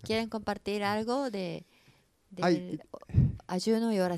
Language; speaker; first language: Spanish; non-native, learner; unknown